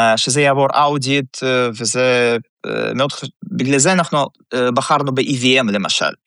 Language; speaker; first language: Hebrew; early bilingual, other home language; Russian